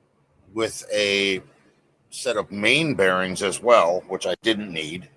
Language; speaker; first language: English; native; English